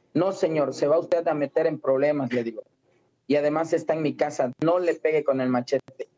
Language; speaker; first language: Spanish; native; Spanish